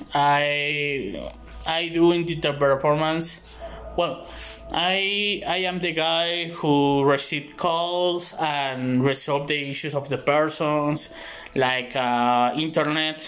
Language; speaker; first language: English; non-native, learner; Spanish